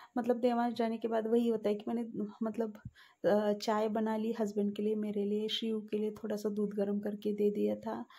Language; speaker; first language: Hindi; non-native, local second language; Marathi